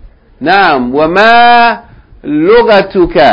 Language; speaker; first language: Arabic; non-native, fluent; English